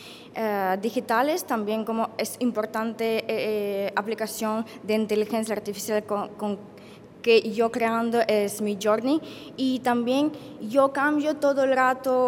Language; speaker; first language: Spanish; non-native, learner; Ukrainian